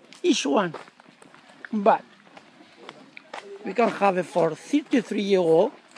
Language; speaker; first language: English; non-native, learner; French